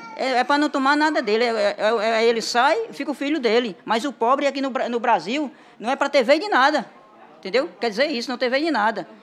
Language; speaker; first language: Portuguese; native; Portuguese